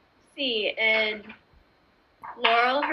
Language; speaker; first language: Spanish; non-native, learner; English